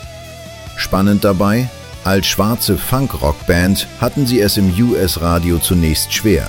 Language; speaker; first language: German; native; German